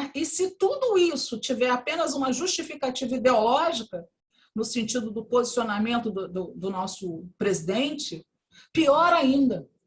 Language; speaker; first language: Portuguese; native; Portuguese